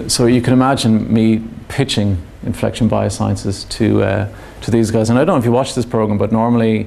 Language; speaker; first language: English; native; English